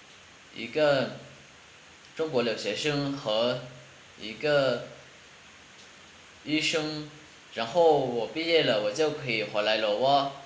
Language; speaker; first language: Chinese; non-native, learner; Lao